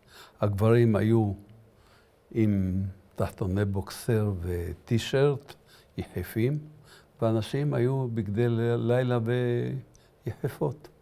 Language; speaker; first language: Hebrew; early bilingual, other home language; Arabic